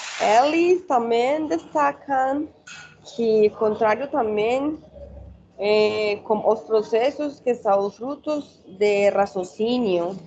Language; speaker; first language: Portuguese; non-native, learner; Spanish